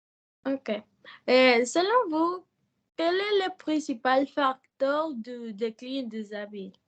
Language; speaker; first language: French; non-native, learner; Spanish